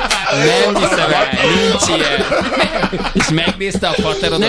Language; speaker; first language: Hungarian; native; Hungarian